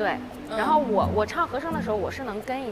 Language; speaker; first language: Chinese; native; Chinese